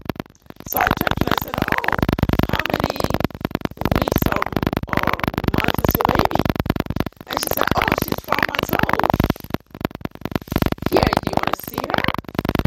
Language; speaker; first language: English; non-native, local second language; Ewe